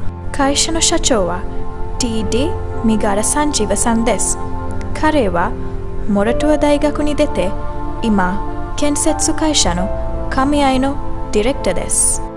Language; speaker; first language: Japanese; non-native, learner; Sinhala